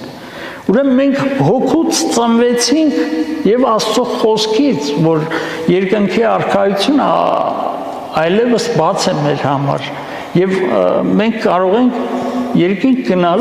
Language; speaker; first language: Armenian; native; Armenian